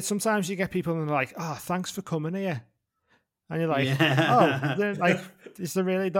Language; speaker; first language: English; native; English